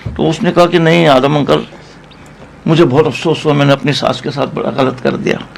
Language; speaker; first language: Urdu; non-native, local second language; Memoni